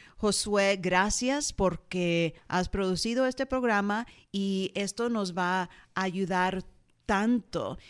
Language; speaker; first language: Spanish; early bilingual, heritage; Spanish